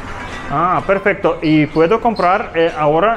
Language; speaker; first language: Spanish; non-native, learner; Russian